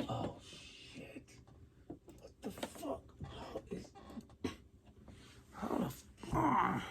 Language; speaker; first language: English; native; English